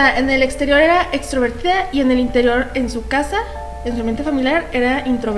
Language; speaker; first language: Spanish; native; Spanish